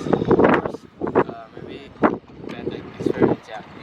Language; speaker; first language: English; non-native, learner; Indonesian